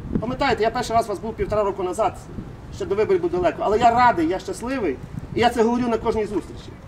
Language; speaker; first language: Ukrainian; native; Ukrainian